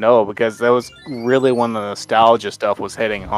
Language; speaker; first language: English; native; English